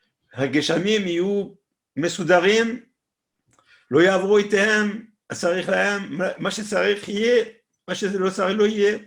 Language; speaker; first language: Hebrew; non-native, fluent; French